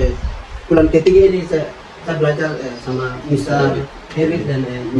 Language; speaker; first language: Indonesian; non-native, local second language; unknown